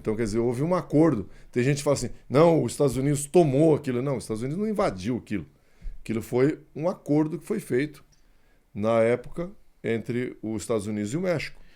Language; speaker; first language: Portuguese; native; Portuguese